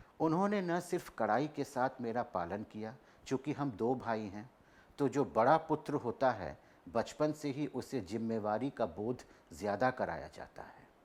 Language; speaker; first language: Hindi; non-native, local second language; Telugu